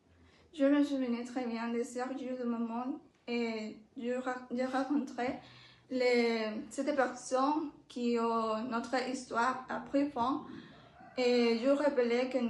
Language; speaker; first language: French; non-native, learner; Spanish